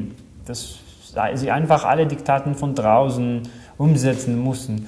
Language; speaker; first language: German; non-native, fluent; Greek